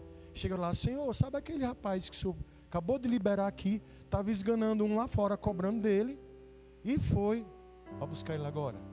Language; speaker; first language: Portuguese; native; Portuguese